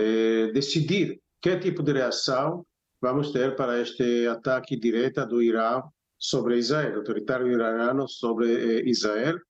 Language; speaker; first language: Portuguese; non-native, fluent; Hebrew